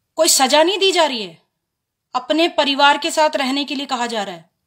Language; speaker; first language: Hindi; native; Hindi